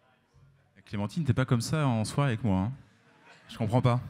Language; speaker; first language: French; native; French